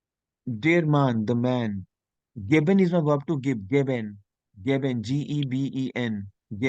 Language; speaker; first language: German; non-native, learner; Hindi